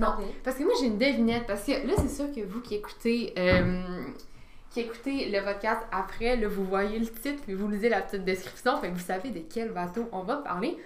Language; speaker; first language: French; native; French